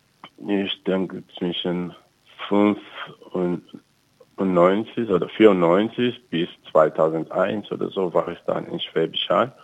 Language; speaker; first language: German; non-native, fluent; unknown